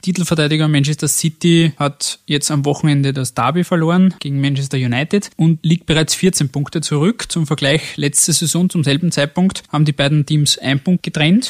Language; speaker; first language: German; native; German